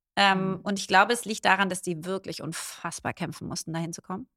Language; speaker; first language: German; native; German